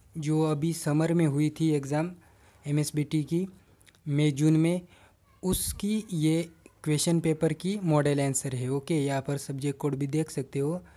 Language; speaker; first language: Hindi; non-native, local second language; Marathi